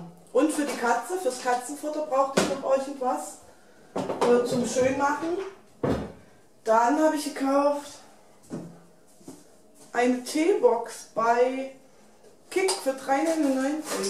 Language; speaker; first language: German; native; German